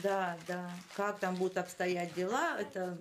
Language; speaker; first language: Russian; native; Russian